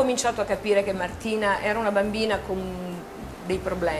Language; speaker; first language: Italian; native; Italian